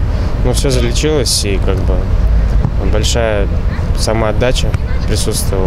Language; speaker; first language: Russian; native; Russian